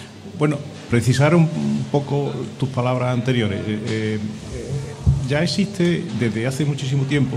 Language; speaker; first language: Spanish; native; Spanish